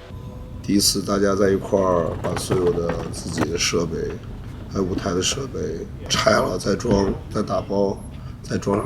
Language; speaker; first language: Chinese; native; Chinese